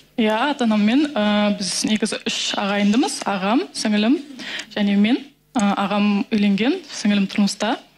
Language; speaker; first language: Kazakh; early bilingual, heritage; Kazakh